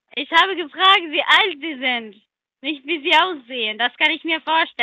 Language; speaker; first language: German; non-native, learner; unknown